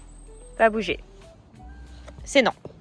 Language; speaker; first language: French; native; French